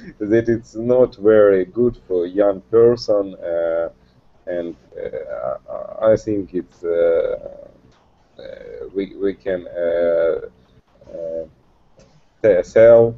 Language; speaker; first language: English; non-native, learner; Russian